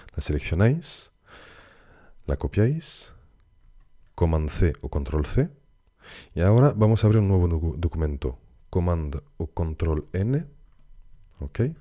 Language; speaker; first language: Spanish; native; Spanish